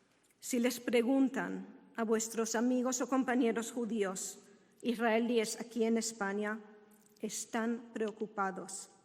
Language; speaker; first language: Spanish; non-native, fluent; Hebrew